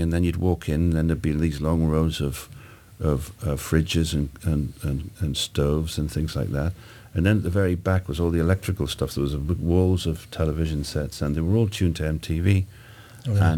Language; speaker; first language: English; native; English